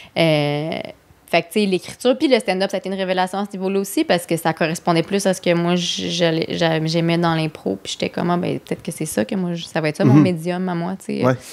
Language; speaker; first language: French; native; French